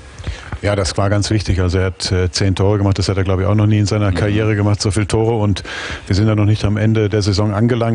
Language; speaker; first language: German; native; German